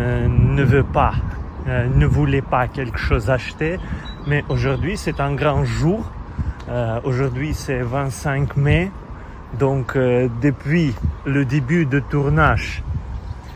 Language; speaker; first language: French; non-native, fluent; Russian